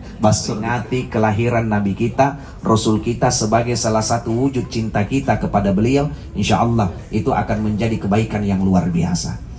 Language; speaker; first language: Indonesian; native; Indonesian